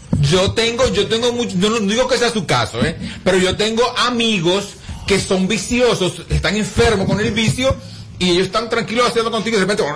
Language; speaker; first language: Spanish; native; Spanish